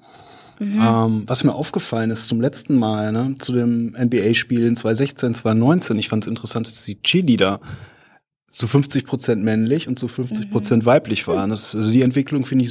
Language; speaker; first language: German; native; German